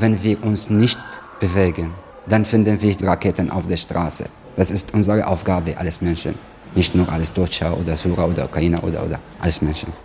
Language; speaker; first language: German; non-native, fluent; Arabic